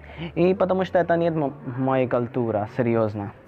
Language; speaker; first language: Russian; non-native, learner; Hindi